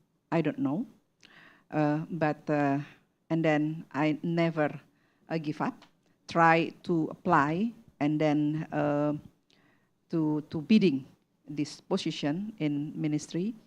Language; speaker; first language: English; non-native, learner; Indonesian